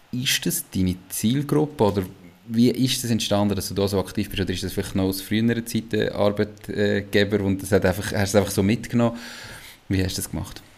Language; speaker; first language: German; native; German